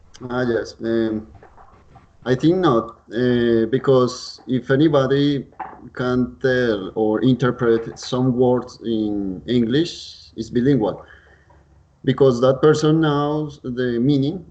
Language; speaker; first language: English; non-native, learner; Spanish